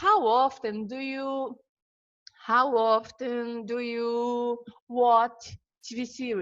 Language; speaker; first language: English; non-native, fluent; Portuguese